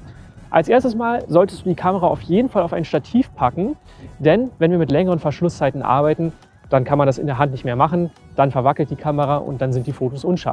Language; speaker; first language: German; native; German